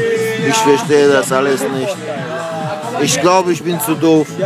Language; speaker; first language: German; non-native, fluent; Polish